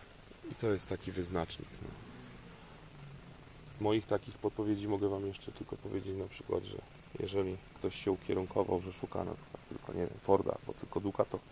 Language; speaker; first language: Polish; native; Polish